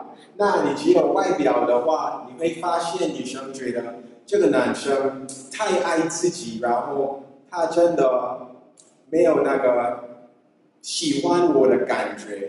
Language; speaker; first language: Chinese; non-native, fluent; English